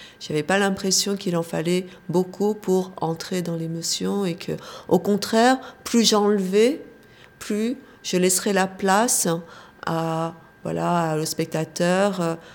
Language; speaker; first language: French; early bilingual, other home language; Korean